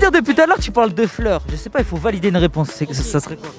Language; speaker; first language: French; native; French